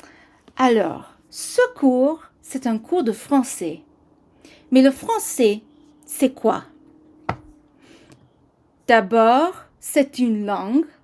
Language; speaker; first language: French; non-native, fluent; English